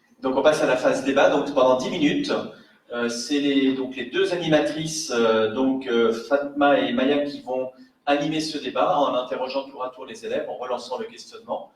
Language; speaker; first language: French; native; French